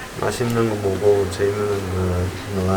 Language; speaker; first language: Korean; non-native, learner; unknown